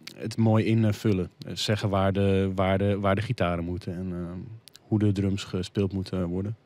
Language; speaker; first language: Dutch; native; Dutch